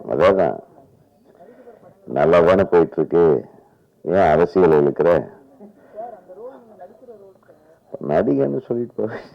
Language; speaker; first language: Tamil; native; Tamil